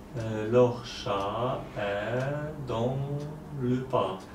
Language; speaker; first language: French; non-native, learner; Polish